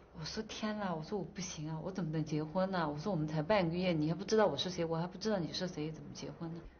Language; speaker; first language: Chinese; native; Chinese